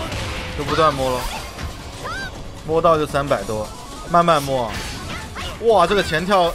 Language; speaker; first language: Chinese; native; Chinese